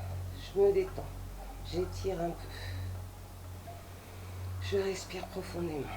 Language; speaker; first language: French; native; French